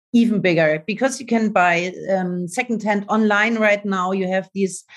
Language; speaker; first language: English; non-native, learner; German